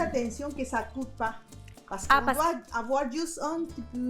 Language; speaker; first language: French; non-native, fluent; Spanish